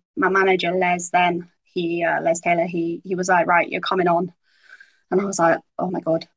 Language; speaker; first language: English; native; English